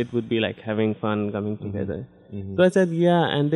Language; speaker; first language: English; non-native, local second language; Hindi